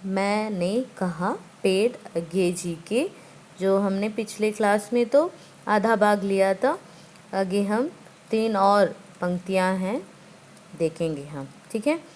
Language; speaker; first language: Hindi; non-native, local second language; Malayalam